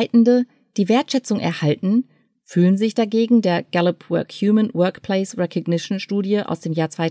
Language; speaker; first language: German; native; German